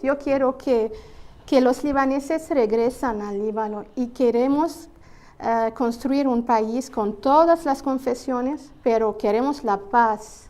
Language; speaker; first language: Spanish; non-native, fluent; Arabic